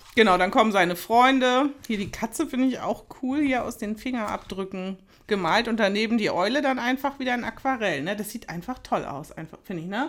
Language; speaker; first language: German; native; German